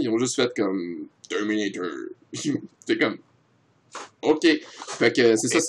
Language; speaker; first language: French; native; French